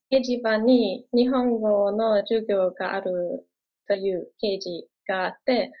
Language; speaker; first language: Japanese; non-native, learner; German